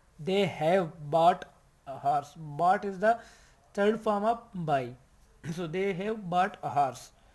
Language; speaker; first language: Urdu; native; Urdu